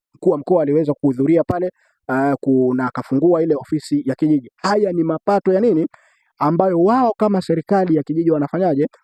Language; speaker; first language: Swahili; native; Swahili